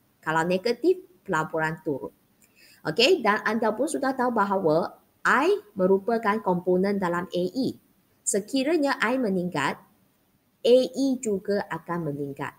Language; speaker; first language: Malay; non-native, local second language; Chinese